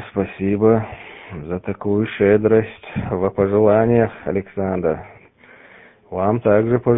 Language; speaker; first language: Russian; native; Russian